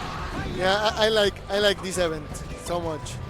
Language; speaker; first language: English; non-native, learner; Spanish